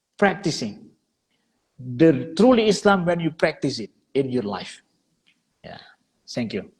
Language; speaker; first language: English; non-native, learner; Indonesian